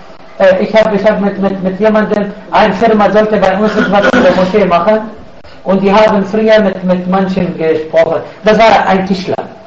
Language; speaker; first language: German; non-native, fluent; Arabic